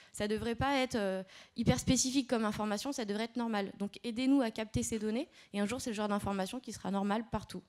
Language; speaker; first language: French; native; French